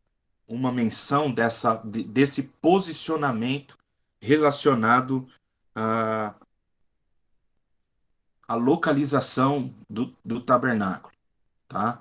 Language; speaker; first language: Portuguese; native; Portuguese